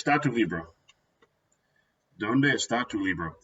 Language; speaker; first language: Spanish; non-native, fluent; English